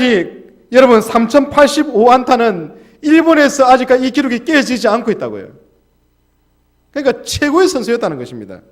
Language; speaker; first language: Korean; native; Korean